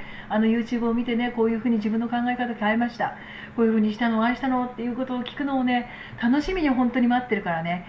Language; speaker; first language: Japanese; native; Japanese